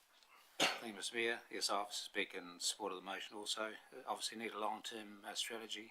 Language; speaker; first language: English; native; English